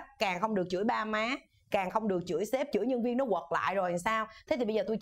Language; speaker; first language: Vietnamese; native; Vietnamese